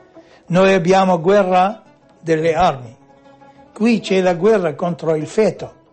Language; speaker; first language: Italian; non-native, fluent; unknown